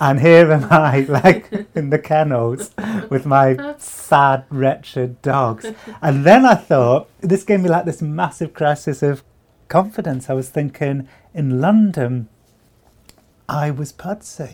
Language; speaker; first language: English; native; English